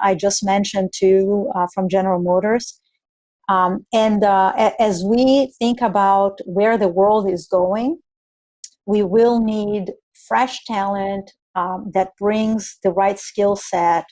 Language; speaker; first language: English; non-native, fluent; Spanish